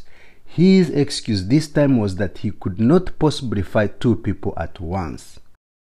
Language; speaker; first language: English; non-native, local second language; Nyankole